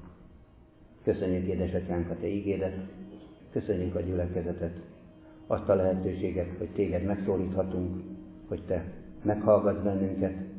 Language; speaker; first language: Hungarian; native; Hungarian